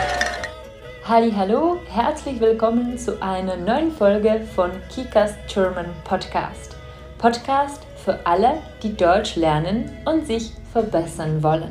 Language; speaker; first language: German; non-native, fluent; Czech